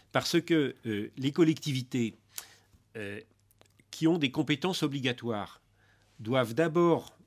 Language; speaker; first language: French; native; French